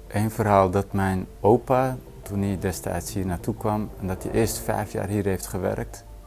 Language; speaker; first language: Dutch; early bilingual, other home language; Turkish